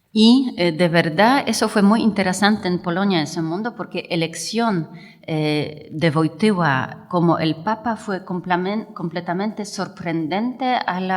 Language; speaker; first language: Spanish; non-native, fluent; Polish